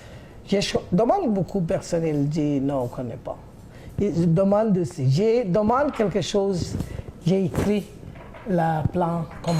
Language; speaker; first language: French; non-native, learner; Bangla